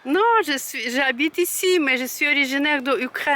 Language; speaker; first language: French; non-native, fluent; Russian